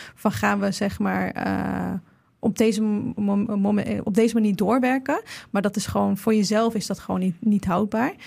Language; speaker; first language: Dutch; early bilingual, other home language; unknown